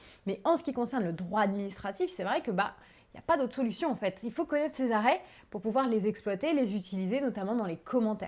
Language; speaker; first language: French; native; French